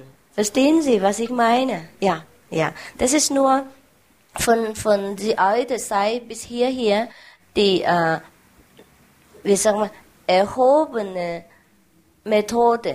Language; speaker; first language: German; non-native, learner; Vietnamese